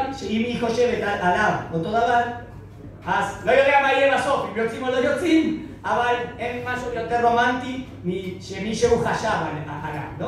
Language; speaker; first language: Hebrew; non-native, fluent; Spanish